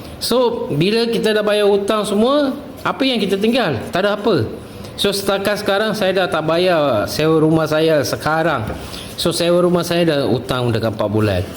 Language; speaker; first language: Malay; non-native, local second language; Tamil